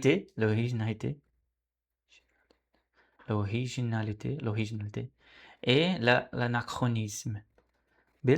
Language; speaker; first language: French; non-native, learner; Portuguese